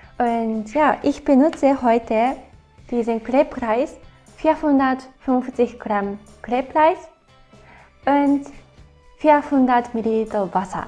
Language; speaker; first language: German; non-native, fluent; Japanese